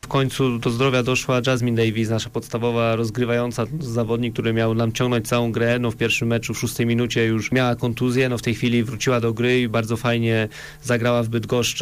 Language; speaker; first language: Polish; native; Polish